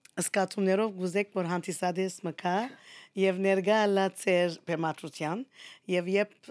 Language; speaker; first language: Armenian; early bilingual, heritage; Armenian